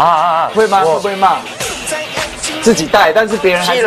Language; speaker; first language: Chinese; native; Chinese